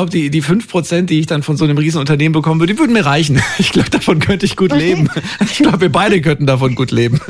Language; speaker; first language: German; native; German